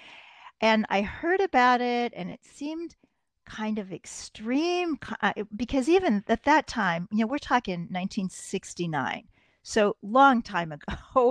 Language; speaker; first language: English; native; English